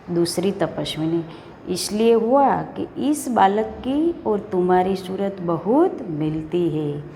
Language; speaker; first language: Hindi; non-native, local second language; Gujarati